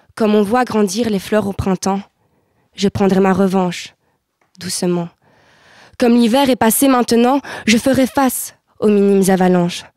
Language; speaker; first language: French; native; French